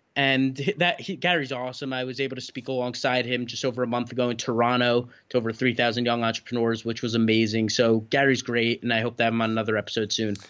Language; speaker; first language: English; native; English